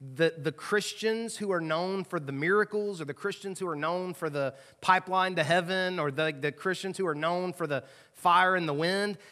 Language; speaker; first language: English; native; English